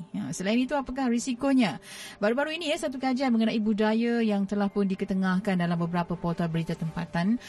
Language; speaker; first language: Malay; native; Malay